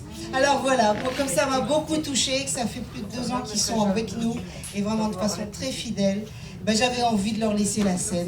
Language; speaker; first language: French; native; French